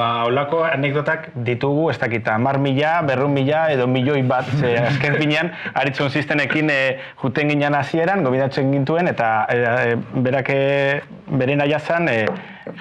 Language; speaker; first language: Basque; non-native, local second language; Spanish